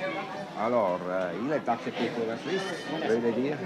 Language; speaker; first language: French; non-native, fluent; Swiss German